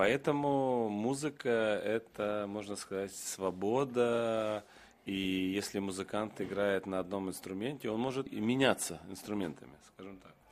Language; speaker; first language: Russian; non-native, local second language; Romanian